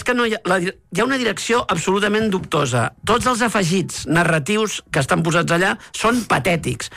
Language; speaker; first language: Catalan; native; Catalan